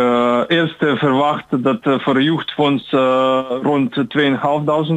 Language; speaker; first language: Dutch; non-native, learner; Ukrainian